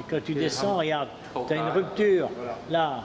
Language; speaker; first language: French; native; French